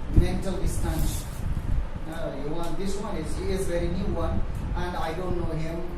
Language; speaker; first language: English; non-native, local second language; Nepali